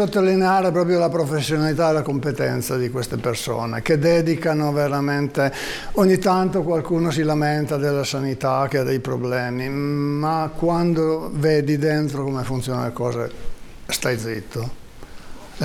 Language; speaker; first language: Italian; native; Italian